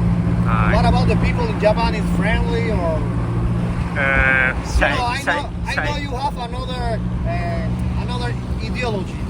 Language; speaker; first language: English; non-native, fluent; Spanish